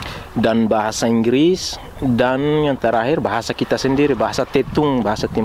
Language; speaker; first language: Indonesian; non-native, local second language; Tetum